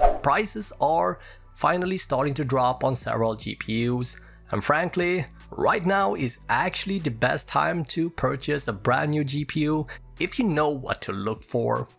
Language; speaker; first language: English; native; English